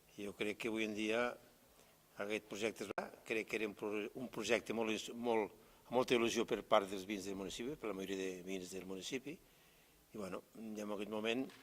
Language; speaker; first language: Catalan; native; Catalan